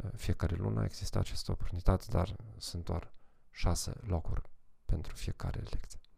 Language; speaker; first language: Romanian; non-native, fluent; German